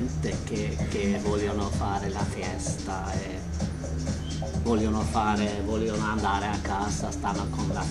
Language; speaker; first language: Italian; non-native, learner; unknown